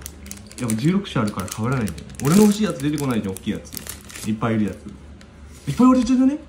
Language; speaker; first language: Japanese; native; Japanese